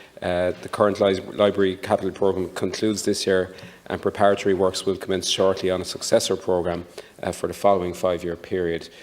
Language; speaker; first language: English; native; English